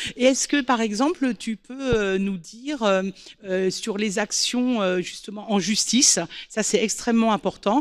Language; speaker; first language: French; native; French